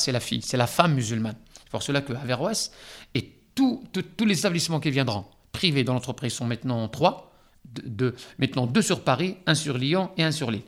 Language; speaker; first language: French; non-native, local second language; Arabic